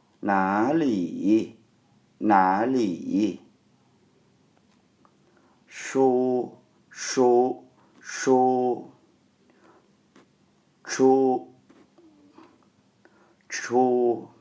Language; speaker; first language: Chinese; non-native, fluent; Thai